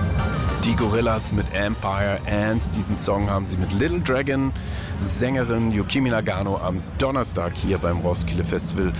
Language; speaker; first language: German; native; German